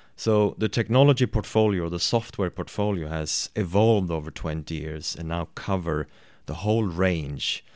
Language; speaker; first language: English; non-native, fluent; Swedish